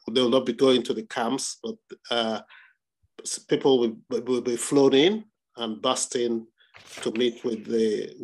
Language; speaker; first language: English; non-native, local second language; Igbo